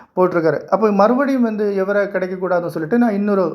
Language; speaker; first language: Tamil; non-native, local second language; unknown